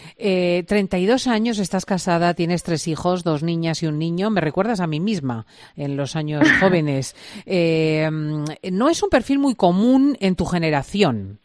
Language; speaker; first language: Spanish; native; Spanish